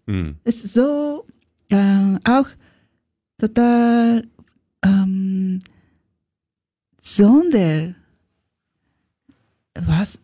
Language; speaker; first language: German; non-native, learner; Japanese